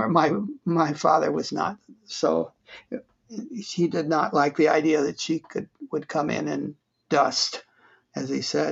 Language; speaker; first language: English; native; English